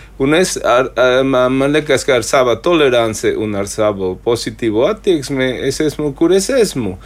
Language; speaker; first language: Latvian; non-native, fluent; Spanish